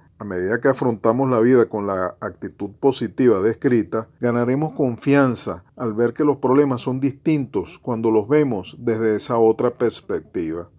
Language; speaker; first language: Spanish; native; Spanish